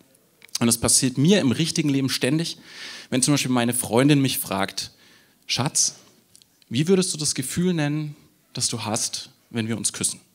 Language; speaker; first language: German; native; German